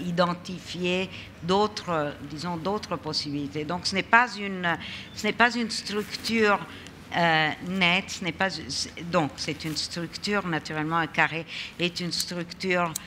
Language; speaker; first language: French; non-native, fluent; Italian